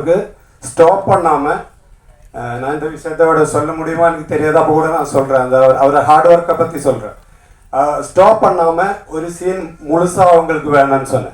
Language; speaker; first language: Tamil; non-native, learner; Malayalam